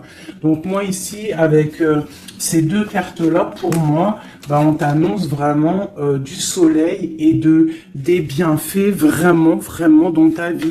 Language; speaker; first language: French; native; French